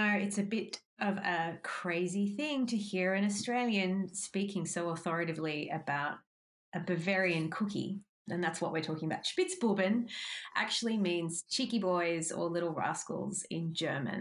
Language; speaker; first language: English; native; English